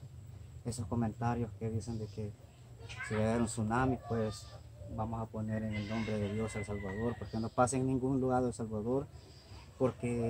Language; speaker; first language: Spanish; native; Spanish